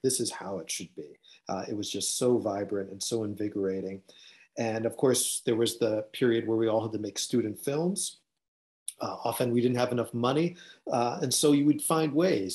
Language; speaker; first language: English; native; English